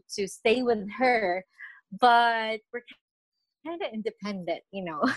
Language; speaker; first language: English; non-native, local second language; Filipino